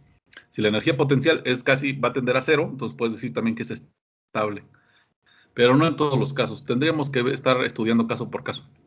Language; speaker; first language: Spanish; native; Spanish